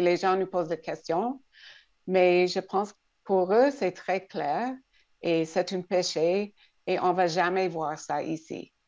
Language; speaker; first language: French; non-native, local second language; English